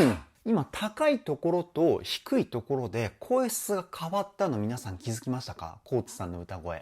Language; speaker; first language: Japanese; native; Japanese